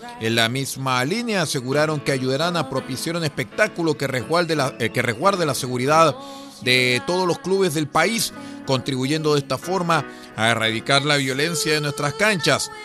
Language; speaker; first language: Spanish; native; Spanish